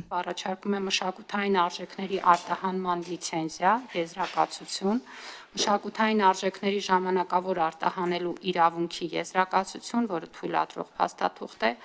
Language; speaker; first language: Armenian; native; Armenian